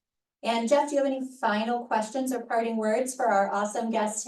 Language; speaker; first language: English; native; English